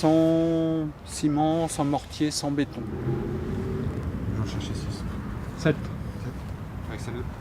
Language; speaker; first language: French; native; French